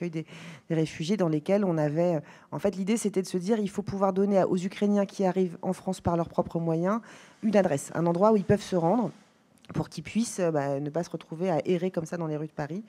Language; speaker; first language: French; native; French